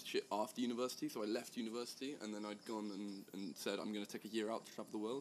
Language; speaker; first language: English; native; English